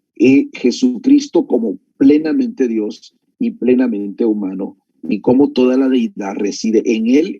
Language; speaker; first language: Spanish; native; Spanish